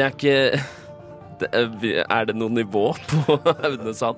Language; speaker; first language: Norwegian; native; Norwegian